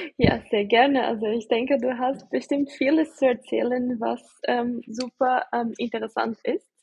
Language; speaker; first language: German; non-native, fluent; Portuguese